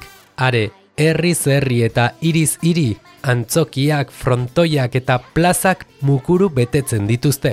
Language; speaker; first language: Basque; native; Basque